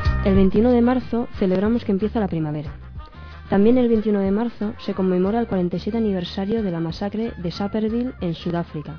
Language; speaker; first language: Spanish; native; Spanish